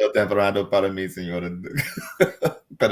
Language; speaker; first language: Spanish; non-native, learner; English